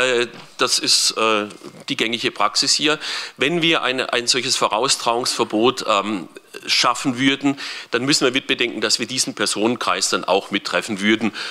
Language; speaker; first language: German; native; German